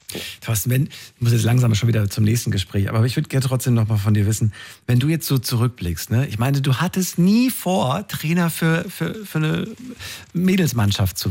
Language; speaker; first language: German; native; German